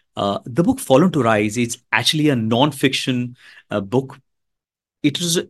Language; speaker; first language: English; non-native, local second language; Hindi